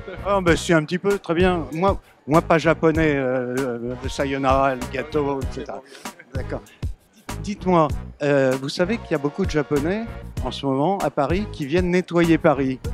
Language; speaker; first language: French; native; French